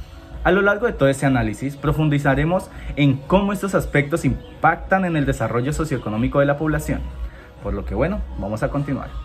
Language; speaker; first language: Spanish; native; Spanish